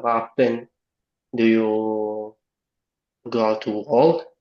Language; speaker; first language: English; non-native, learner; Spanish